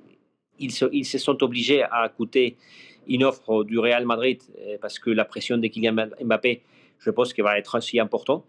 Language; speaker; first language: French; non-native, fluent; Spanish